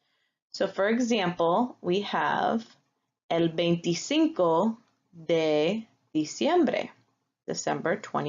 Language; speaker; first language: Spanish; non-native, fluent; English